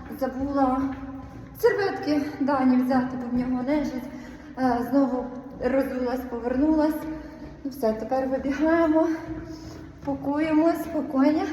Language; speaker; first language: Ukrainian; native; Ukrainian